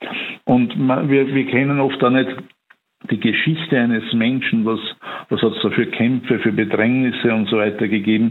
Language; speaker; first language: German; native; German